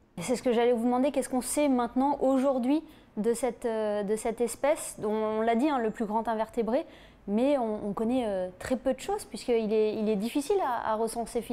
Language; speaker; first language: French; native; French